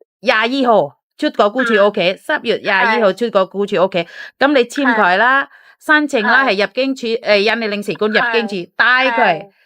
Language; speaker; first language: Cantonese; non-native, fluent; Indonesian